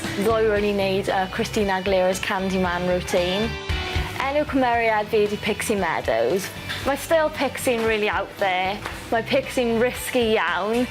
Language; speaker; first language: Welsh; non-native, local second language; English